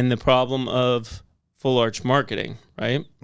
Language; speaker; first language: English; native; English